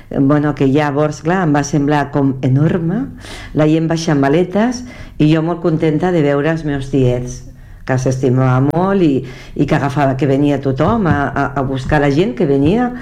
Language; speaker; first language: Catalan; non-native, local second language; Spanish